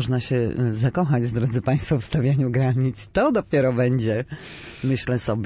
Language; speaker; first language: Polish; native; Polish